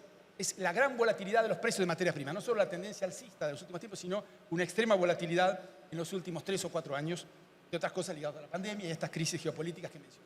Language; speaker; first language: Spanish; native; Spanish